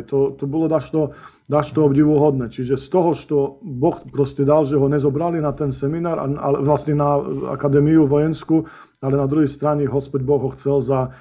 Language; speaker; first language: Slovak; non-native, local second language; Rusyn